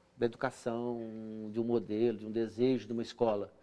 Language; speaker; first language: Portuguese; native; Portuguese